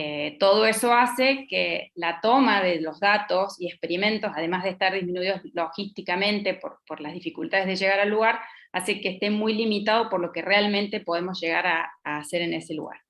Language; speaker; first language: Spanish; native; Spanish